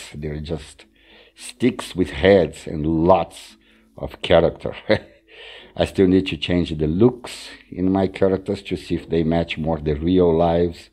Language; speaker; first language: English; non-native, fluent; Portuguese